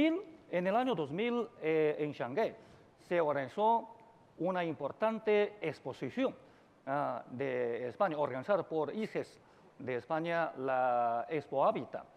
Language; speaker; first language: Spanish; non-native, fluent; Chinese